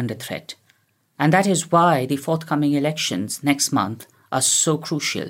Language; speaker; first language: English; non-native, local second language; Hindi